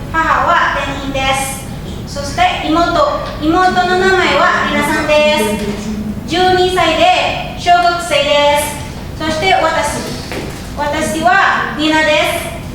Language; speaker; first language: Japanese; non-native, learner; Indonesian